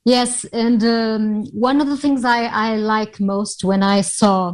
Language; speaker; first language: English; non-native, fluent; Portuguese